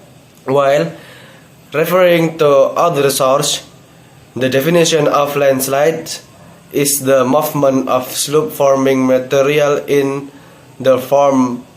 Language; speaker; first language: English; non-native, learner; Indonesian